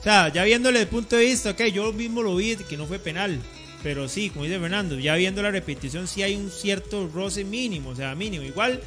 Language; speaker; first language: Spanish; native; Spanish